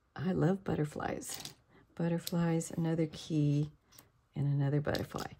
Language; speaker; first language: English; native; English